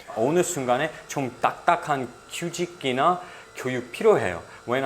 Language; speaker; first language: Korean; non-native, fluent; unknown